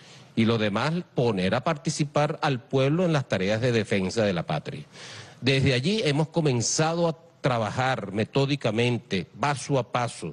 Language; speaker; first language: Spanish; native; Spanish